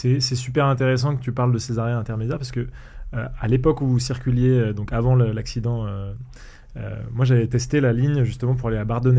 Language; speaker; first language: French; native; French